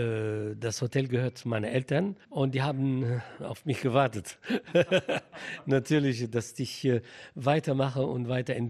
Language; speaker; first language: German; non-native, fluent; Arabic